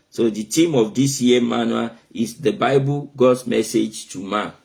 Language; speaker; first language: English; non-native, local second language; Yoruba